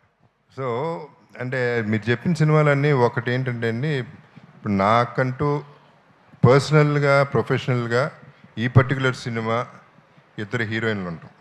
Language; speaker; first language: Telugu; native; Telugu